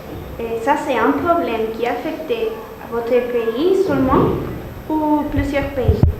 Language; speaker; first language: French; non-native, learner; Spanish